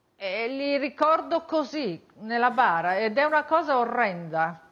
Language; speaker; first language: Italian; native; Italian